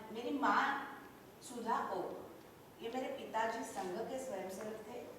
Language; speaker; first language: Hindi; non-native, local second language; Marathi